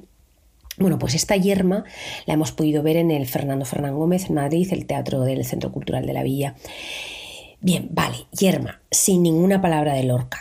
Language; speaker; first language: Spanish; native; Spanish